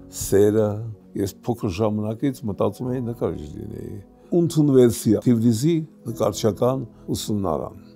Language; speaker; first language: Armenian; early bilingual, heritage; Armenian